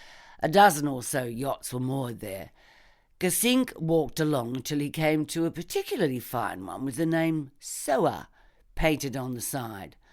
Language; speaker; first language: English; native; English